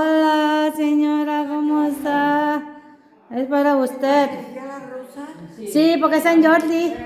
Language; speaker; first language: Spanish; non-native, learner; Indonesian